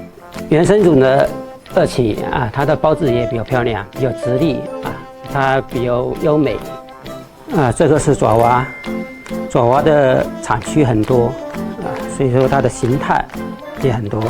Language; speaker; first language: Chinese; native; Chinese